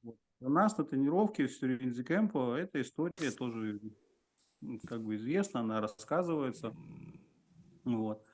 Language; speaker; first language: Russian; native; Russian